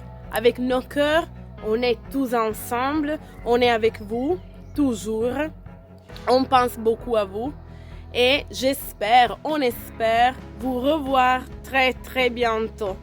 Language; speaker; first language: French; non-native, fluent; Italian